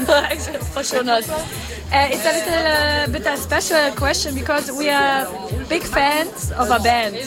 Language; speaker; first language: English; non-native, learner; German